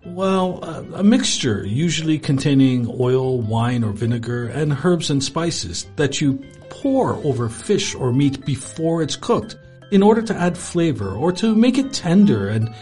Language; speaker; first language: English; native; English